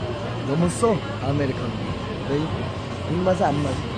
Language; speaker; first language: Korean; native; Korean